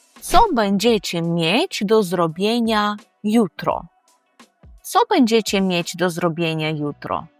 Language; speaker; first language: Polish; non-native, fluent; Ukrainian